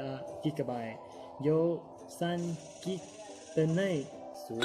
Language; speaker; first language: Chinese; non-native, learner; Lao